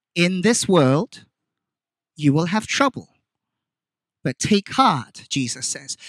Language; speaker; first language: English; non-native, fluent; Korean